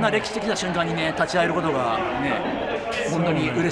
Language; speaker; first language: Japanese; native; Japanese